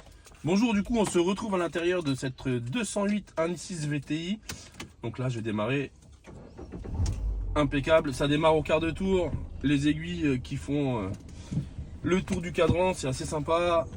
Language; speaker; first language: French; native; French